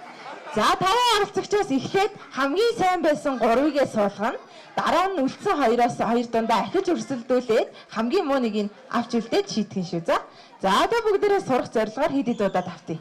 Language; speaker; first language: Mongolian; native; Mongolian